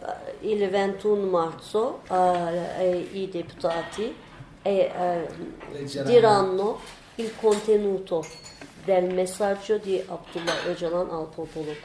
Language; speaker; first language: Italian; non-native, learner; Turkish